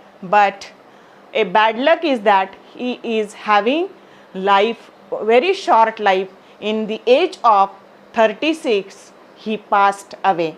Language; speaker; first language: English; non-native, local second language; Marathi